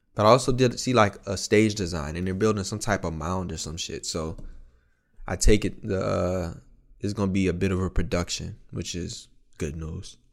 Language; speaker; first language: English; native; English